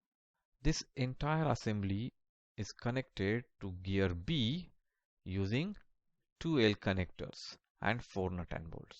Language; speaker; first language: English; non-native, local second language; Marathi